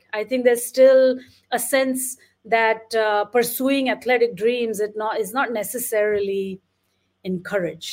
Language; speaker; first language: English; non-native, local second language; Marathi